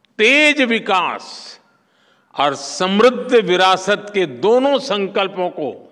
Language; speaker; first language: Hindi; non-native, local second language; Gujarati